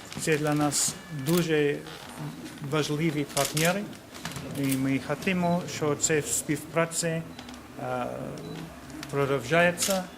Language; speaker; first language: Ukrainian; non-native, learner; English